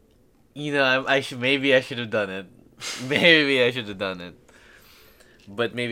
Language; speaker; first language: English; non-native, local second language; Filipino